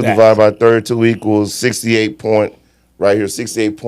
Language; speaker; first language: English; native; English